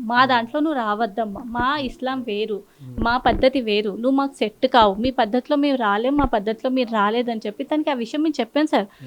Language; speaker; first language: Telugu; non-native, local second language; Urdu